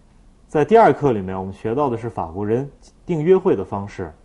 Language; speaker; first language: Chinese; native; Chinese